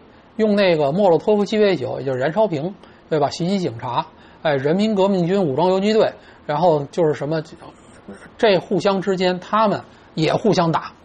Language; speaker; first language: Chinese; native; Chinese